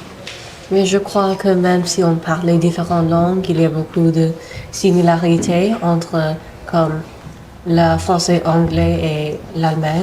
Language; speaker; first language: French; non-native, local second language; English